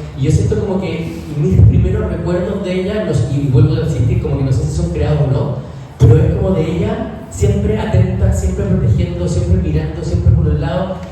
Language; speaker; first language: Spanish; native; Spanish